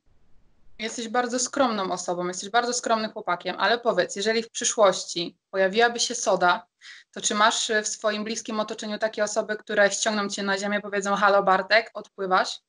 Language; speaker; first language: Polish; native; Polish